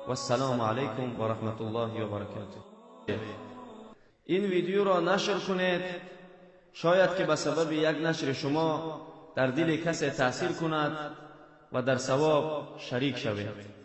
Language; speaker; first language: Persian; non-native, local second language; Tajik